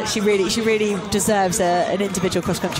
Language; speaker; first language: English; native; English